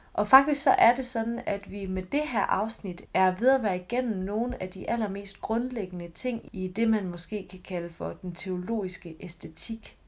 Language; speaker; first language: Danish; native; Danish